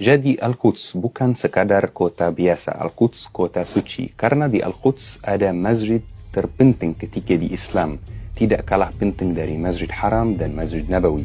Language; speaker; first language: Indonesian; non-native, fluent; Arabic